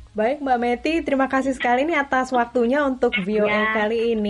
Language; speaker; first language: Indonesian; native; Indonesian